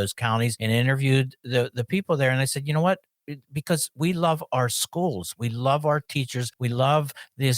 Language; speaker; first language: English; native; English